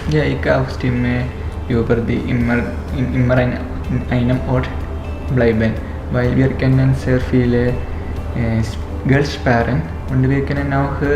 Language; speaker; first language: German; non-native, learner; Malayalam